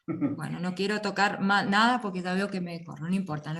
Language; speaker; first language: Spanish; native; Spanish